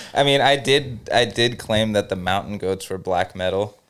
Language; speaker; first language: English; native; English